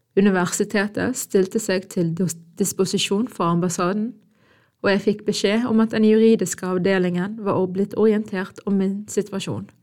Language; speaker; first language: Norwegian; early bilingual, other home language; Arabic